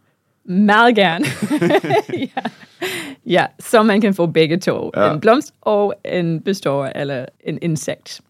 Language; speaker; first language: Danish; non-native, fluent; English